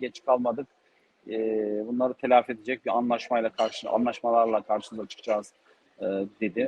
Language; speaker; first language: Turkish; native; Turkish